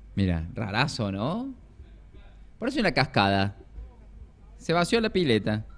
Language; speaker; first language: Spanish; native; Spanish